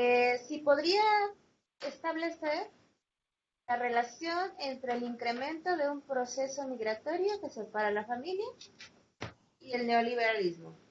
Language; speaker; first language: Spanish; native; Spanish